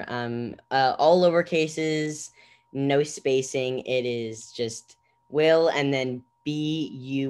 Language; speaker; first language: English; native; English